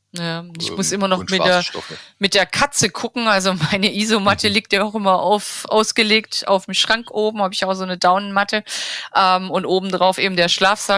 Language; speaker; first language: German; native; German